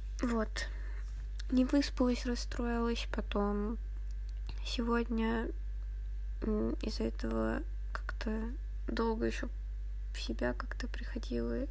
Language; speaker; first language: Russian; native; Russian